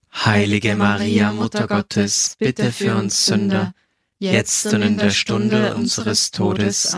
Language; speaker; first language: German; native; German